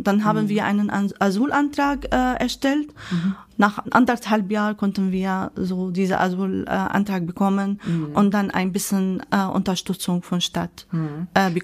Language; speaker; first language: German; non-native, fluent; Arabic